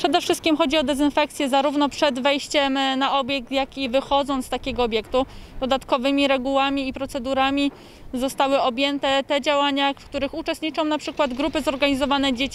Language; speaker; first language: Polish; native; Polish